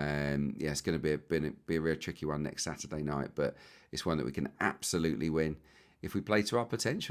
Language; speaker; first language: English; native; English